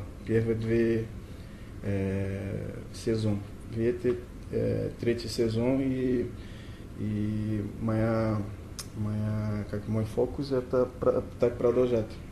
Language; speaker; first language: Russian; non-native, learner; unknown